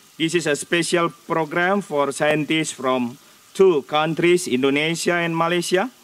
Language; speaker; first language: English; non-native, fluent; Indonesian